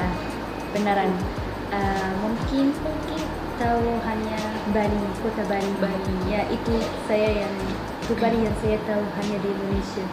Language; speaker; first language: Indonesian; non-native, learner; Arabic